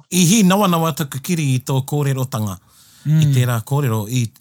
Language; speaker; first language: English; early bilingual, other home language; Māori